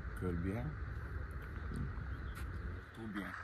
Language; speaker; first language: French; non-native, local second language; Wolof